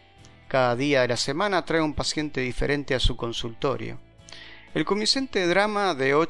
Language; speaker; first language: Spanish; native; Spanish